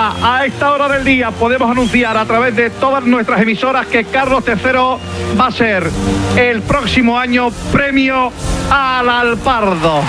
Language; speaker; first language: Spanish; native; Spanish